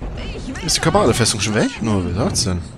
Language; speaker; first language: German; native; German